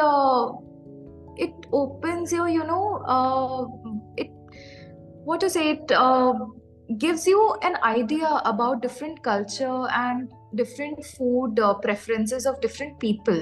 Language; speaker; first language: English; non-native, local second language; Hindi